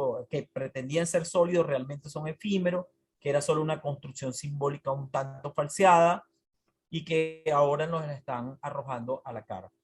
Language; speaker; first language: Spanish; native; Spanish